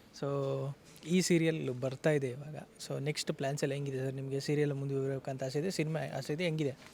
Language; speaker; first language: Kannada; native; Kannada